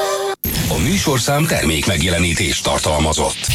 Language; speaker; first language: Hungarian; native; Hungarian